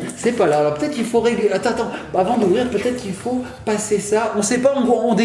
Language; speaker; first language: French; native; French